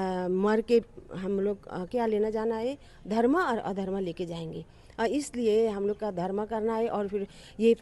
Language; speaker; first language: Hindi; non-native, learner; Nepali